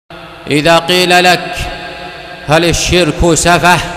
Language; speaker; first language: Arabic; native; Arabic